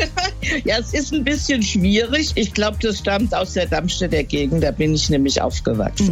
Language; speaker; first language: German; native; German